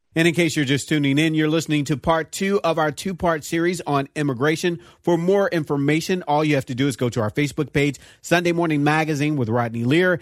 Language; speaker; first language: English; native; English